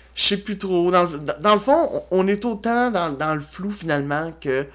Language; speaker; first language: French; native; French